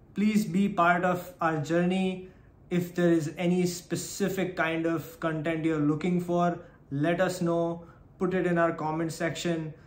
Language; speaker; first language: Hindi; non-native, local second language; Gujarati